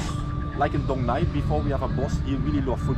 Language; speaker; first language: English; non-native, fluent; Dutch